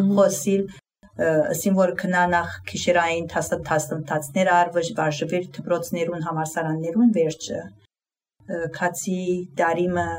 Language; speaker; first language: Armenian; early bilingual, heritage; Armenian